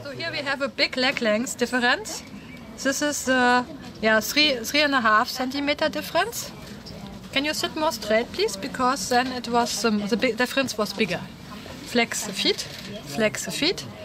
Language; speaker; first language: English; non-native, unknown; German